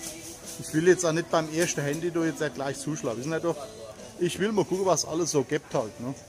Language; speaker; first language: German; native; German